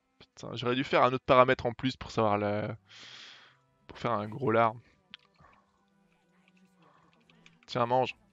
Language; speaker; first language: French; native; French